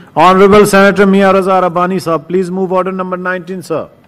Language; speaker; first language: English; non-native, local second language; Urdu